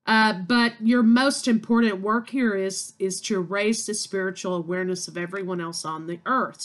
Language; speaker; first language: English; native; English